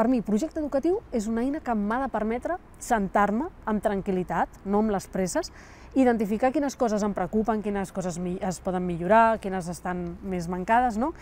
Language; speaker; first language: Catalan; native; Catalan